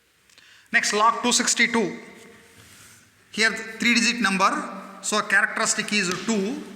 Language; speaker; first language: English; non-native, local second language; Kannada